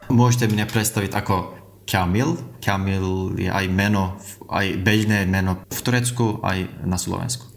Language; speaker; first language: Slovak; non-native, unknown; Turkish